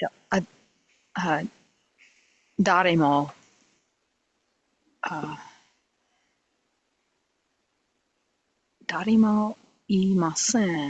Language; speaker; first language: Japanese; non-native, learner; English